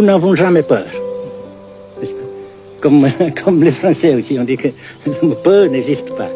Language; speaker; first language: French; non-native, fluent; Vietnamese